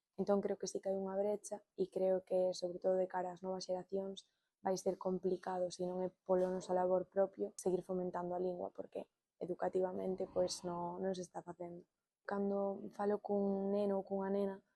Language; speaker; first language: Galician; non-native, local second language; Spanish